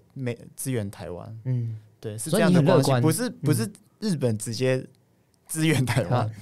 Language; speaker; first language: Chinese; non-native, fluent; Japanese